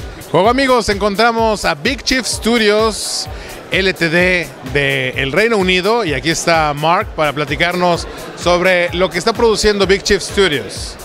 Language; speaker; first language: Spanish; native; Spanish